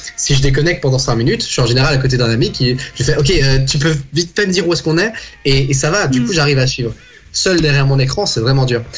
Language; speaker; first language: French; native; French